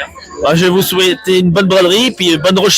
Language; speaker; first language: French; native; French